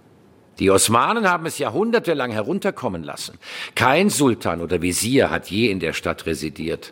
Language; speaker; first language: German; native; German